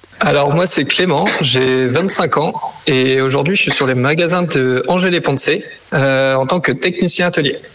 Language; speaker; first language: French; native; French